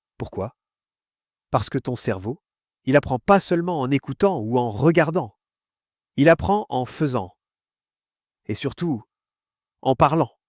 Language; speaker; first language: French; non-native, fluent; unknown